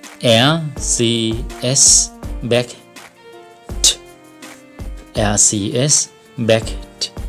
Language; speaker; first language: German; non-native, fluent; Thai